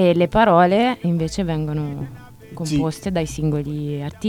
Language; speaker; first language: Italian; native; Italian